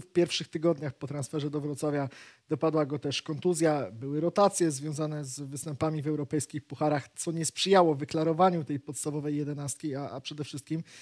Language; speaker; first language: Polish; native; Polish